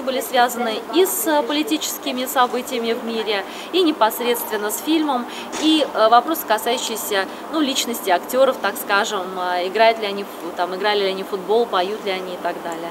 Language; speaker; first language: Russian; native; Russian